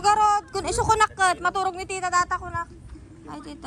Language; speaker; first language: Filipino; non-native, local second language; Iloko